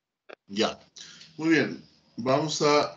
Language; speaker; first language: Spanish; native; Spanish